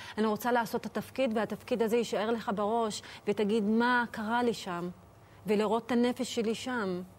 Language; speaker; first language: Hebrew; non-native, local second language; Arabic